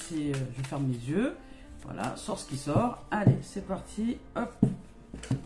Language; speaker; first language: French; native; French